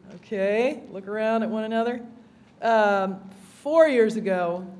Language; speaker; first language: English; native; English